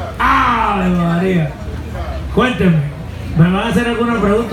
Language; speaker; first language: Spanish; native; Spanish